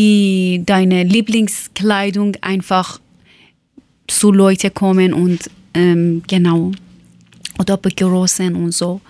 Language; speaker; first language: German; non-native, learner; Persian